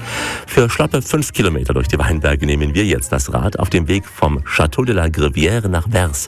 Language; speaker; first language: German; native; German